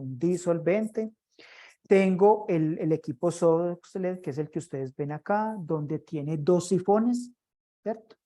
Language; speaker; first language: Spanish; native; Spanish